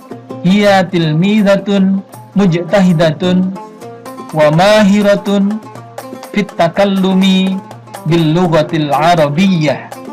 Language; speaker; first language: Arabic; non-native, fluent; Indonesian